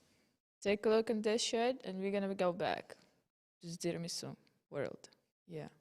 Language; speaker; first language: English; non-native, fluent; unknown